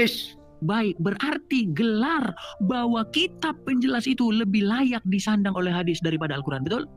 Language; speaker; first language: Indonesian; native; Indonesian